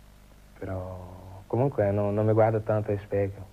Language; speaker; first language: Italian; non-native, learner; Portuguese